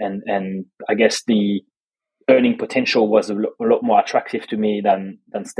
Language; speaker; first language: English; non-native, fluent; French